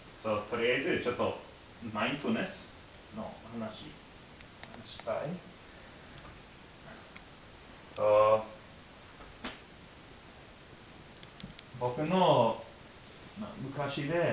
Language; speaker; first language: Japanese; non-native, learner; English